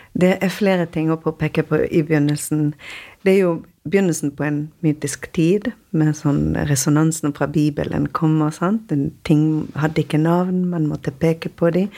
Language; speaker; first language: Norwegian; non-native, fluent; Spanish